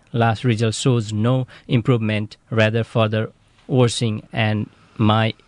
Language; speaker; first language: English; non-native, fluent; Nepali